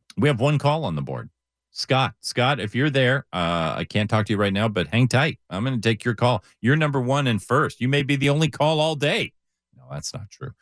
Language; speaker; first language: English; native; English